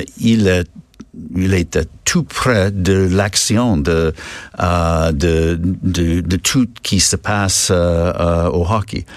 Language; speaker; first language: French; non-native, learner; English